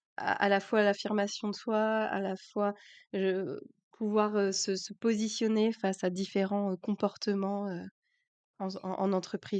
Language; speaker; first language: French; native; French